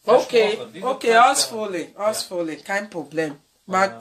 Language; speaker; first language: German; non-native, learner; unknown